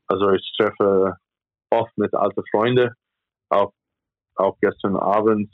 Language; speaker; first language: German; non-native, fluent; English